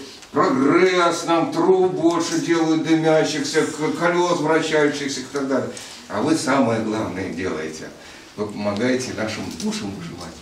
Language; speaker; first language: Russian; native; Russian